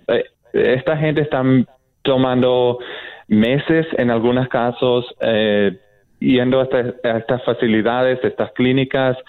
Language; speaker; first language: Spanish; non-native, fluent; English